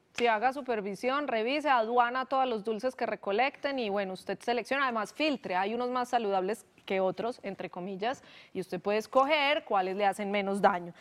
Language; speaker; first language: Spanish; native; Spanish